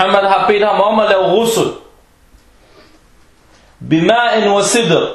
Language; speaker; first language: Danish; non-native, fluent; Arabic